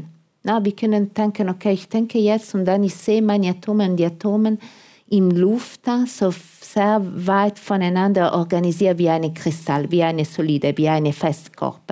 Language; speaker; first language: German; non-native, fluent; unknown